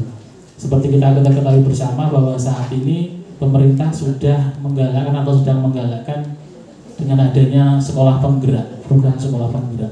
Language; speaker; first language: Indonesian; native; Indonesian